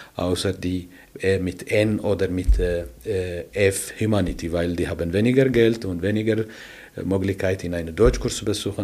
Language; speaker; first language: German; non-native, learner; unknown